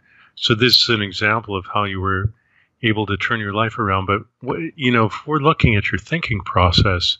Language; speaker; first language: English; native; English